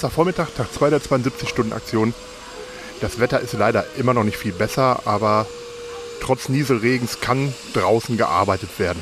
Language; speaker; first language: German; native; German